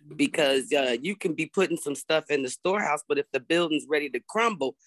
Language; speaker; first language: English; native; English